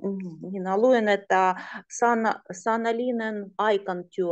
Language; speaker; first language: Finnish; non-native, learner; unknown